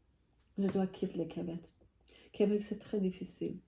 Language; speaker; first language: French; non-native, learner; Persian